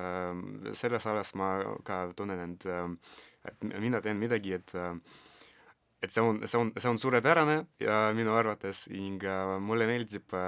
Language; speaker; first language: Estonian; non-native, local second language; Russian